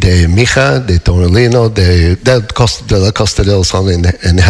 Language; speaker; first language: Spanish; non-native, learner; English